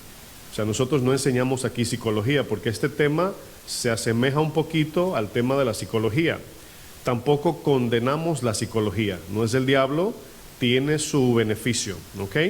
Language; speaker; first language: Spanish; native; Spanish